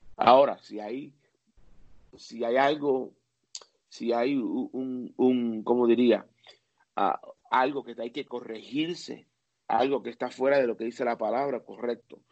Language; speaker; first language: Spanish; early bilingual, heritage; Spanish